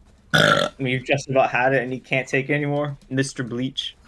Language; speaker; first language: English; native; English